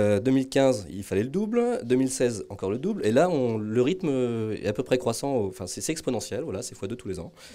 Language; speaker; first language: French; native; French